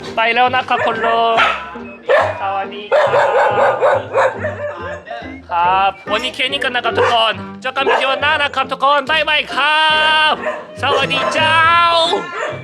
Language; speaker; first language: Thai; non-native, fluent; Korean